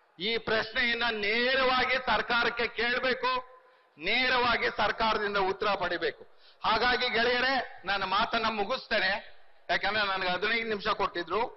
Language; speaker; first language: Kannada; native; Kannada